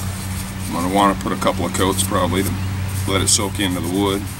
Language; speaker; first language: English; native; English